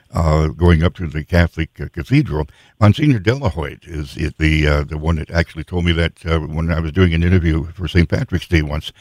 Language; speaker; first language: English; native; English